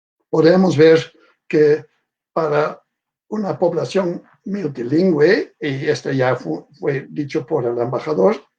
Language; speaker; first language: Spanish; non-native, fluent; Dutch